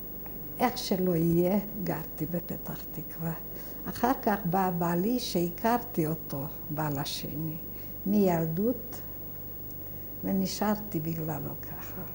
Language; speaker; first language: Hebrew; non-native, fluent; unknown